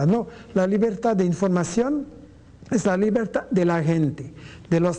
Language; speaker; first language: Spanish; non-native, fluent; French